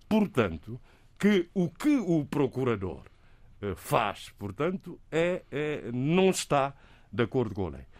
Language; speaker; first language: Portuguese; non-native, local second language; Kabuverdianu